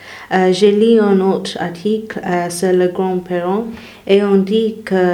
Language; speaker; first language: French; non-native, learner; English